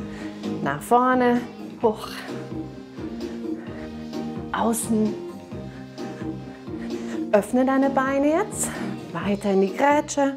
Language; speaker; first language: German; native; German